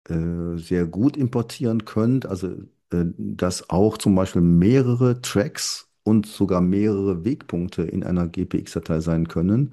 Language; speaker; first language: German; native; German